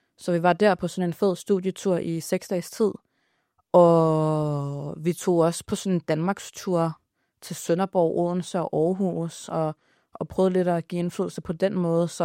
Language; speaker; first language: Danish; early bilingual, other home language; Arabic